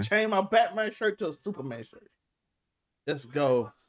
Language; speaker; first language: English; native; English